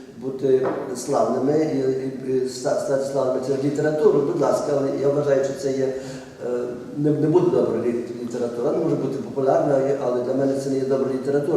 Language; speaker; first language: Ukrainian; early bilingual, heritage; Ukrainian